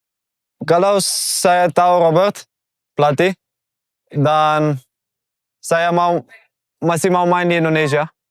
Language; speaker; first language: Indonesian; non-native, learner; Dutch